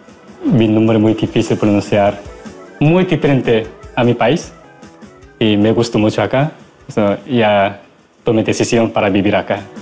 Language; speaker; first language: Spanish; non-native, learner; Korean